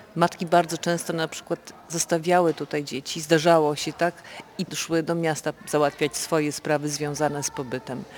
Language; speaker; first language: Polish; native; Polish